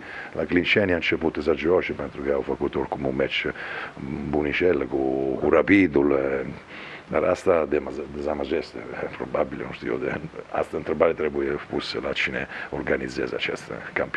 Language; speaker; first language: Romanian; non-native, fluent; Italian